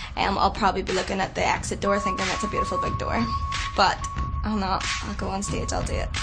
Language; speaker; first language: English; native; English